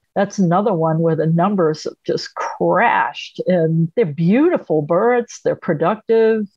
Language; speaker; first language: English; native; English